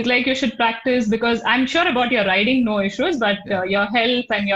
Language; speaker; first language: English; non-native, local second language; Tulu